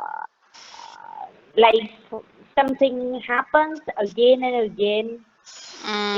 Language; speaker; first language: English; non-native, learner; Vietnamese